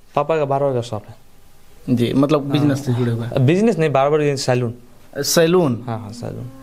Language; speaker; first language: Hindi; native; Hindi